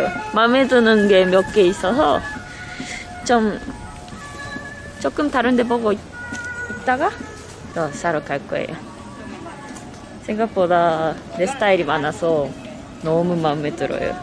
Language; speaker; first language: Korean; non-native, fluent; Japanese